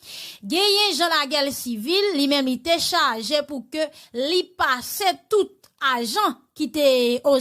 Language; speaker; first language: Haitian Creole; native; Haitian Creole